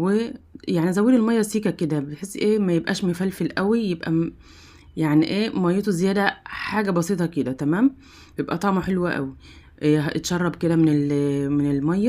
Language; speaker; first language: Arabic; native; Arabic